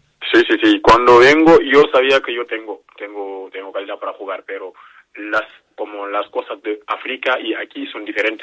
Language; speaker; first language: Spanish; non-native, learner; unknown